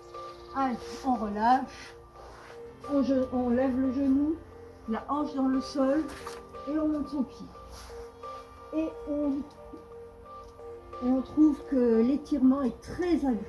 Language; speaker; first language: French; native; French